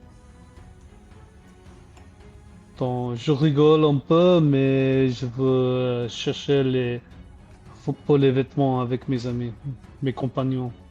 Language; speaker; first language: French; non-native, learner; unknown